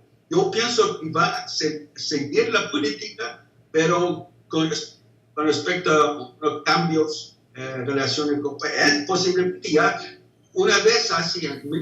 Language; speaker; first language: Spanish; non-native, fluent; English